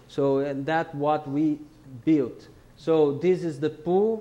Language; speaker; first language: English; non-native, fluent; Portuguese